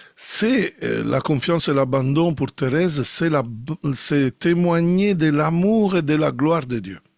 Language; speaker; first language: French; non-native, fluent; Italian